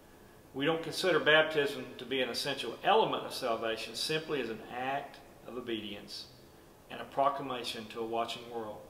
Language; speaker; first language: English; native; English